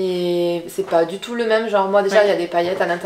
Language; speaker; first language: French; native; French